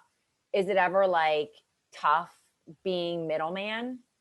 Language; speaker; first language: English; native; English